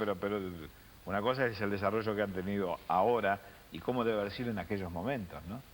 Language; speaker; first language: Spanish; native; Spanish